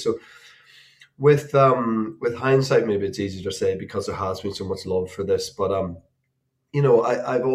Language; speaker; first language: English; native; English